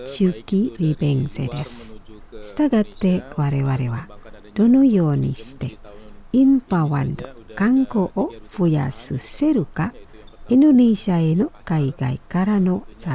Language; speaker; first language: Japanese; non-native, fluent; Indonesian